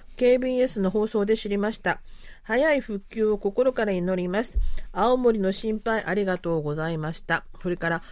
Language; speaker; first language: Japanese; native; Japanese